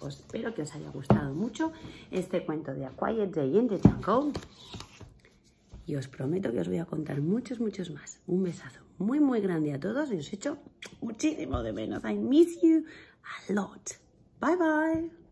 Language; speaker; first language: Spanish; native; Spanish